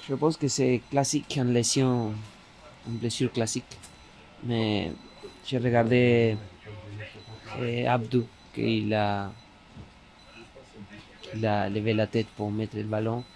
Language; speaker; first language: French; non-native, fluent; Spanish